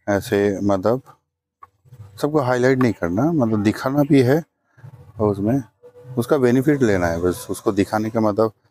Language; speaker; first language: Hindi; non-native, local second language; Bangla